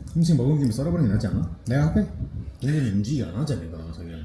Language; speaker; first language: Korean; native; Korean